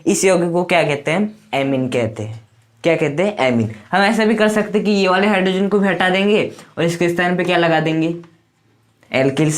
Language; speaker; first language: Hindi; native; Hindi